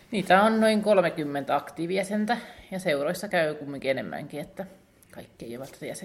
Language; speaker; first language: Finnish; native; Finnish